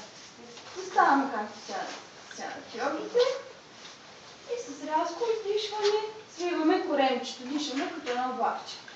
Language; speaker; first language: Bulgarian; native; Bulgarian